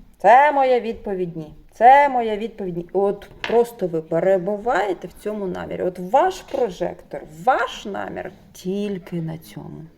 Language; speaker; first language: Ukrainian; non-native, local second language; Russian